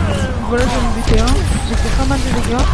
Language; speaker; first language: French; native; French